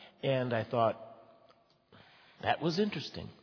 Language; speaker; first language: English; native; English